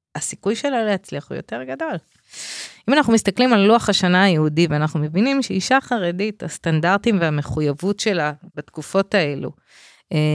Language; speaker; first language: Hebrew; native; Hebrew